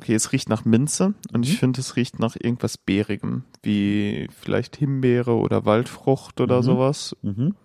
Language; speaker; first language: German; native; German